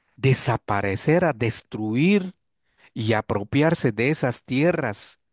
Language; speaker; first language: Spanish; non-native, local second language; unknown